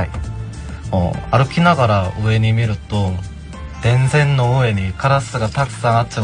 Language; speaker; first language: Japanese; non-native, learner; Korean